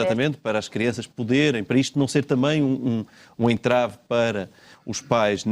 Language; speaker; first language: Portuguese; native; Portuguese